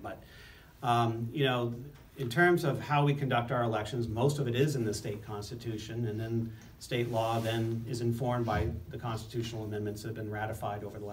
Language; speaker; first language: English; native; English